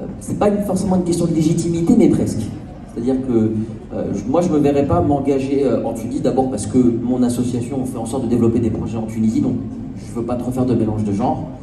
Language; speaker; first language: French; native; French